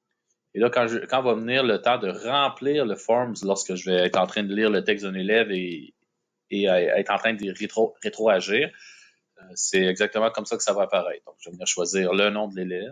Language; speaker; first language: French; native; French